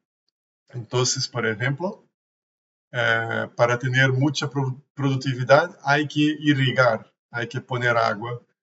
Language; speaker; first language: Spanish; non-native, learner; Portuguese